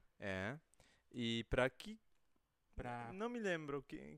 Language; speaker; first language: Portuguese; non-native, fluent; Spanish